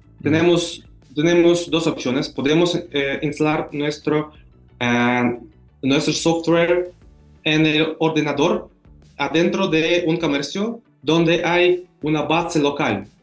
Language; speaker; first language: Spanish; non-native, learner; Russian